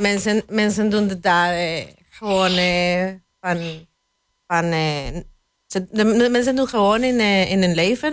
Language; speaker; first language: Dutch; non-native, fluent; Spanish